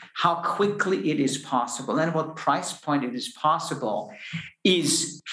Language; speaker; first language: English; non-native, fluent; German